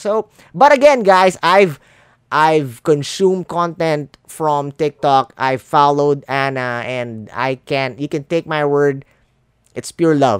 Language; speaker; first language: English; non-native, local second language; Filipino